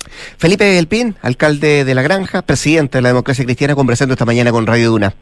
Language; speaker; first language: Spanish; native; Spanish